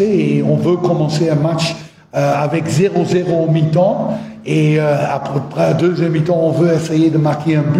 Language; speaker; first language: French; non-native, fluent; Dutch